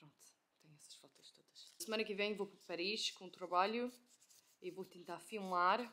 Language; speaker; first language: Portuguese; early bilingual, heritage; Portuguese